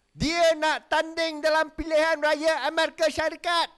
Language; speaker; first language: Malay; non-native, local second language; Chinese